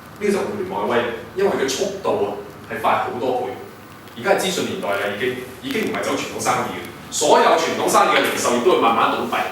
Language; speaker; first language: Cantonese; early bilingual, heritage; Cantonese